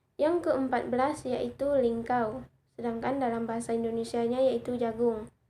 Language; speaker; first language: Indonesian; non-native, local second language; Iban